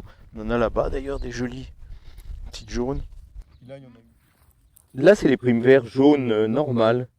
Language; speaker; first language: French; native; French